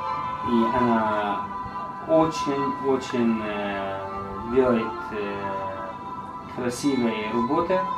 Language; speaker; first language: Russian; non-native, learner; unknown